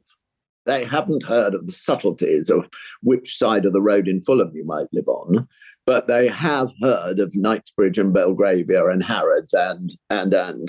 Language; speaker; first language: English; native; English